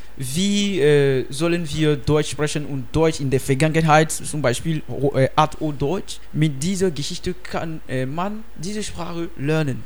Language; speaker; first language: German; non-native, learner; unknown